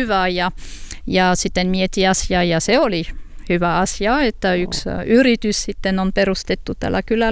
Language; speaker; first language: Finnish; non-native, learner; French